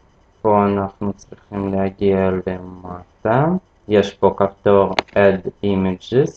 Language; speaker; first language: Hebrew; non-native, fluent; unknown